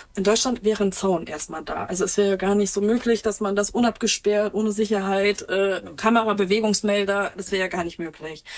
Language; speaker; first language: German; early bilingual, other home language; Turkish